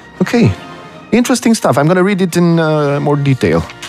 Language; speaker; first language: English; non-native, fluent; Romanian